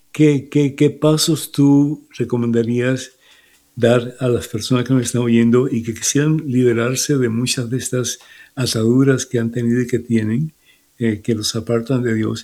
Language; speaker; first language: Spanish; native; Spanish